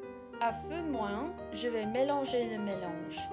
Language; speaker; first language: French; non-native, learner; English